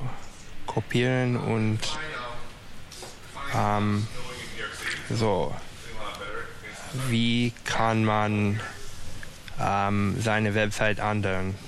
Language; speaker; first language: German; non-native, learner; English